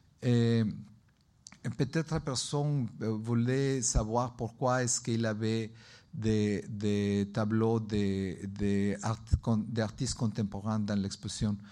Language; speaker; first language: French; non-native, learner; Spanish